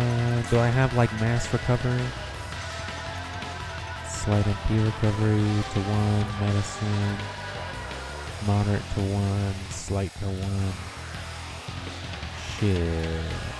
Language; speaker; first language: English; native; English